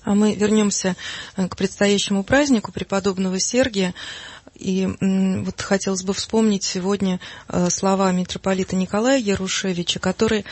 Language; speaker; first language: Russian; native; Russian